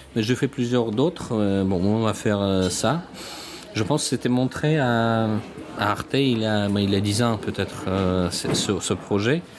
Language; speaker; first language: French; non-native, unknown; Russian